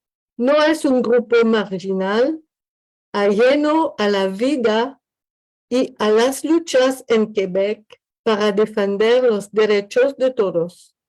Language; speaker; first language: Spanish; non-native, learner; French